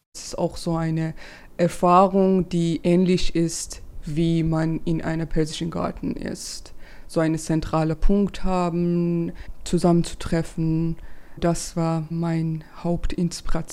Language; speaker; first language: German; non-native, fluent; Persian